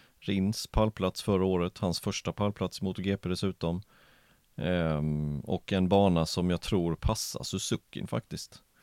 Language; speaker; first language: Swedish; native; Swedish